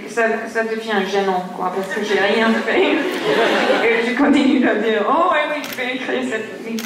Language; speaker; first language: French; non-native, learner; English